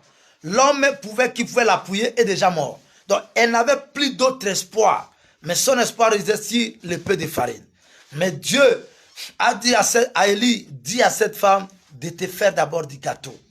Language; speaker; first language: French; non-native, local second language; Lingala